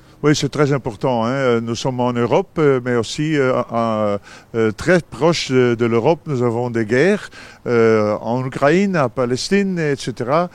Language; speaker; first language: French; non-native, local second language; Dutch